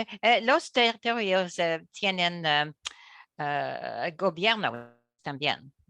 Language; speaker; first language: Spanish; non-native, learner; French